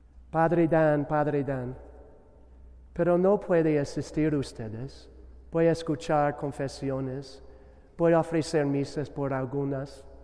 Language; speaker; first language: Spanish; non-native, learner; English